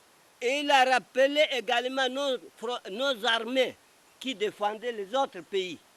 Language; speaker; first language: French; non-native, local second language; Arabic